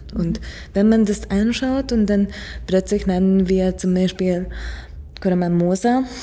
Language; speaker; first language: German; non-native, fluent; Hungarian